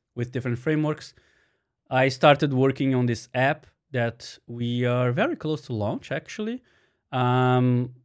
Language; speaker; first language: English; non-native, fluent; Portuguese